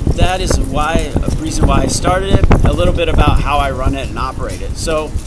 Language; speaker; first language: English; native; English